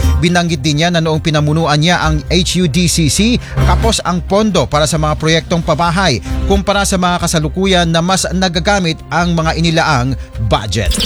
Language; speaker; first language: Filipino; native; Filipino